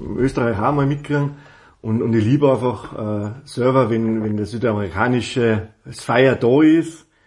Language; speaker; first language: German; native; German